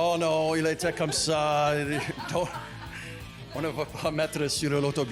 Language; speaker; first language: French; non-native, local second language; English